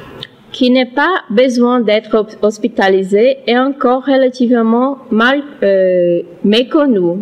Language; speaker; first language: French; non-native, learner; Portuguese